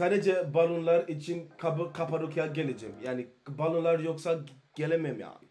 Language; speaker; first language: Turkish; non-native, learner; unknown